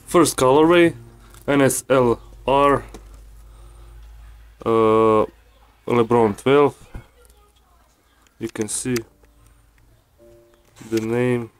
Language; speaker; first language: English; non-native, learner; Croatian